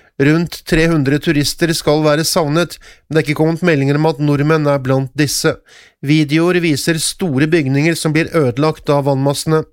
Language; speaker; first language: Norwegian; native; Norwegian